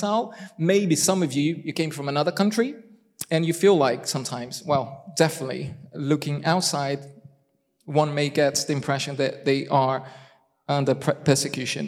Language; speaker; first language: English; non-native, fluent; Portuguese